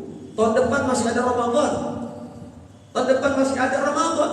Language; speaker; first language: Indonesian; native; Indonesian